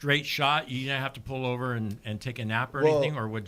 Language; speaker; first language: English; native; English